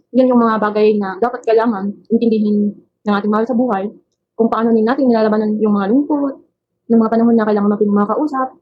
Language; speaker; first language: Filipino; non-native, local second language; Cebuano